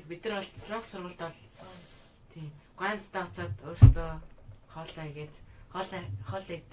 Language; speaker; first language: Mongolian; early bilingual, heritage; Mongolian